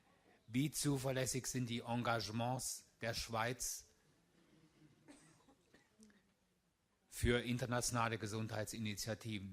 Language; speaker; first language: German; native; German